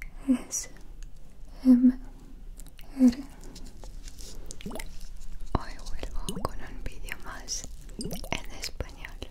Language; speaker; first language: Spanish; non-native, learner; Russian